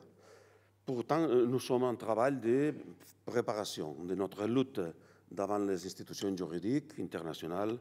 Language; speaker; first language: French; non-native, learner; Catalan